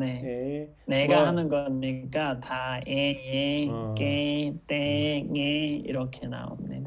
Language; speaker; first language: Korean; non-native, fluent; Nepali